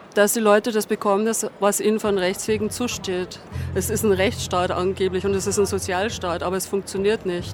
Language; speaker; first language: German; native; German